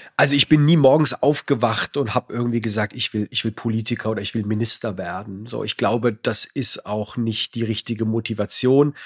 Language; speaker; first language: German; native; German